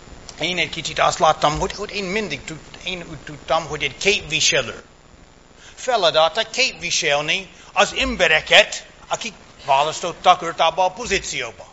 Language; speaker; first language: Hungarian; early bilingual, heritage; English